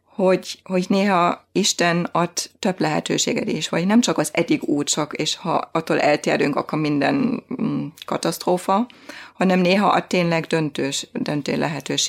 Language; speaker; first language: Hungarian; non-native, fluent; German